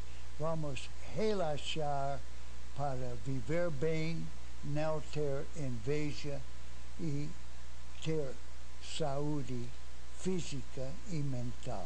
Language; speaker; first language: Portuguese; non-native, fluent; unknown